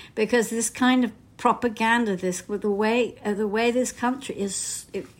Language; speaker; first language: English; native; English